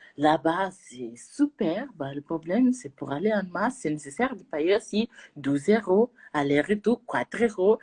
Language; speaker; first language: French; non-native, learner; Portuguese